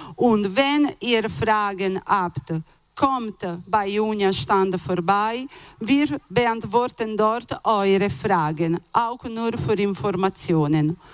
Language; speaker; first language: German; non-native, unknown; Italian